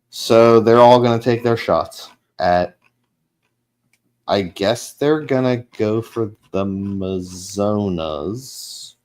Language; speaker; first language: English; native; English